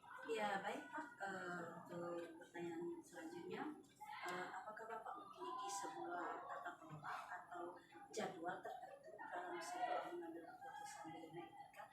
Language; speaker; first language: Indonesian; native; Indonesian